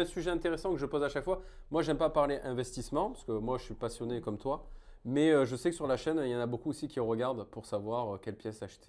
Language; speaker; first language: French; native; French